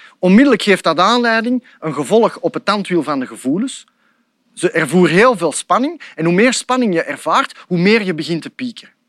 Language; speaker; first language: Dutch; native; Dutch